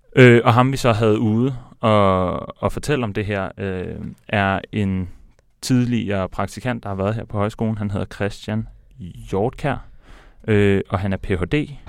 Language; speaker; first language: Danish; native; Danish